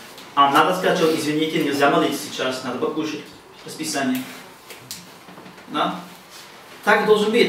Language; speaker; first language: Russian; non-native, learner; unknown